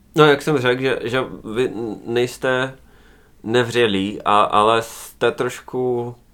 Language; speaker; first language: Czech; non-native, fluent; Russian